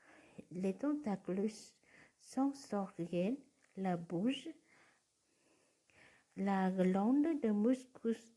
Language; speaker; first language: French; non-native, learner; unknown